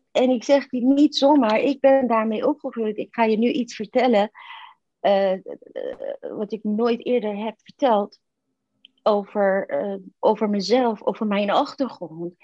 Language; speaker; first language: Dutch; non-native, fluent; Persian